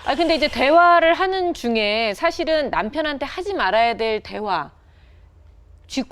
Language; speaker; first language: Korean; native; Korean